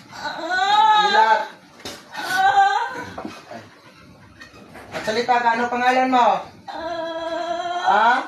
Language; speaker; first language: Filipino; non-native, local second language; Cebuano